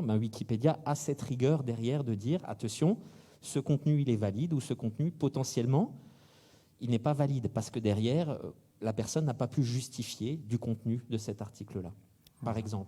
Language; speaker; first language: French; native; French